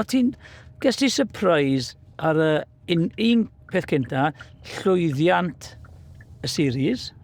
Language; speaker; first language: Welsh; native; Welsh